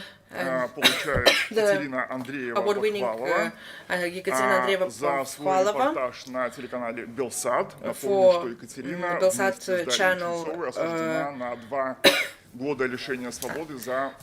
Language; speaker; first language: Russian; native; Russian